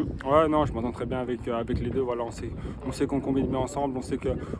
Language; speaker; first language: French; native; French